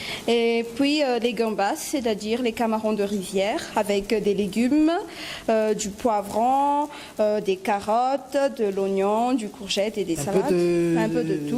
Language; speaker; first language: French; non-native, local second language; Malagasy